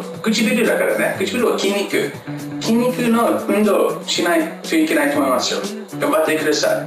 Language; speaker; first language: Japanese; non-native, fluent; English